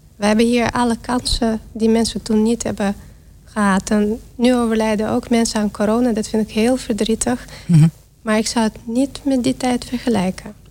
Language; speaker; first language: Dutch; non-native, fluent; Russian